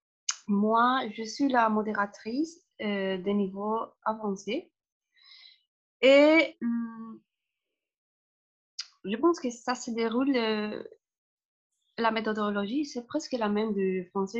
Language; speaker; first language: French; non-native, fluent; Spanish